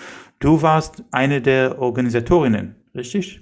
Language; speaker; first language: German; non-native, fluent; Hebrew